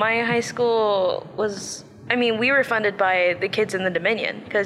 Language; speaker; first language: English; early bilingual, other home language; Spanish